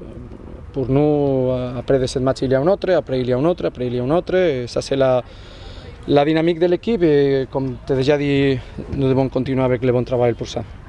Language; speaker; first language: French; non-native, learner; Spanish